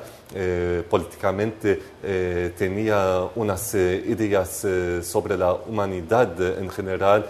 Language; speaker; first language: Spanish; non-native, fluent; Arabic